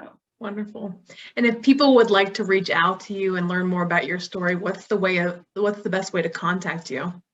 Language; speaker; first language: English; native; English